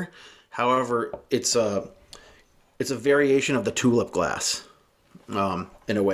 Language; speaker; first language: English; native; English